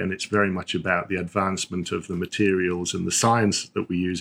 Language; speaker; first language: English; native; English